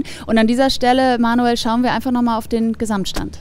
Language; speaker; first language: German; native; German